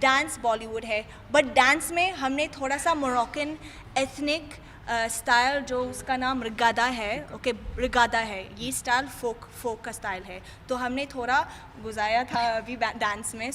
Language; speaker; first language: Hindi; non-native, fluent; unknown